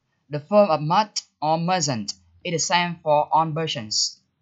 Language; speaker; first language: English; non-native, fluent; Vietnamese